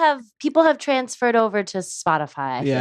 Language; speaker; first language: English; native; English